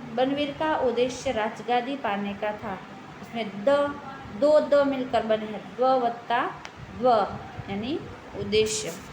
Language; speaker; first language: Hindi; non-native, local second language; Gujarati